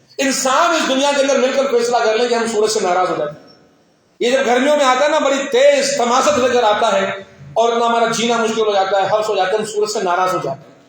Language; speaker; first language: Urdu; non-native, local second language; Sindhi